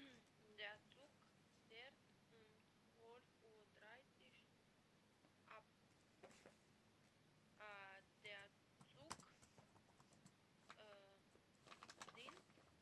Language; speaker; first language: German; non-native, learner; Macedonian